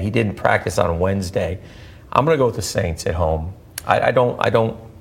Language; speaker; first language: English; native; English